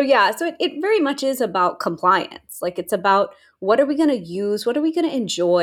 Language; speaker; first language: English; native; English